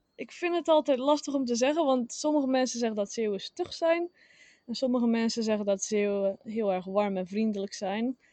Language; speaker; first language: Dutch; native; Dutch